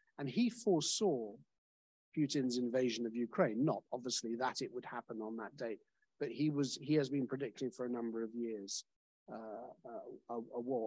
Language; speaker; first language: English; native; English